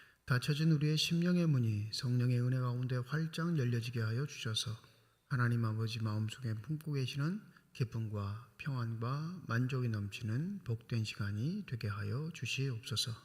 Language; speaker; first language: Korean; native; Korean